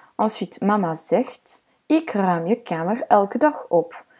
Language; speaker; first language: Dutch; non-native, local second language; French